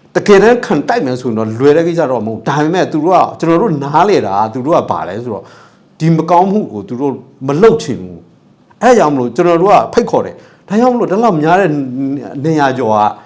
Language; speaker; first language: Burmese; non-native, local second language; S'gaw Karen